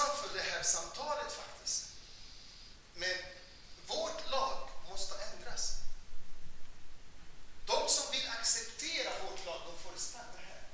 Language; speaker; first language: Swedish; non-native, fluent; Arabic